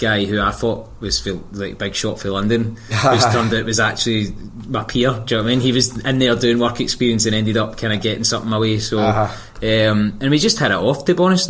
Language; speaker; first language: English; native; English